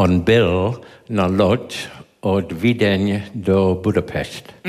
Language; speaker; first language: Czech; non-native, learner; English